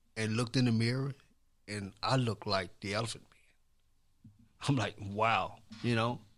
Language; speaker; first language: English; native; English